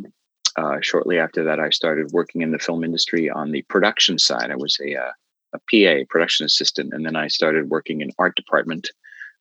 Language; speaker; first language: English; native; English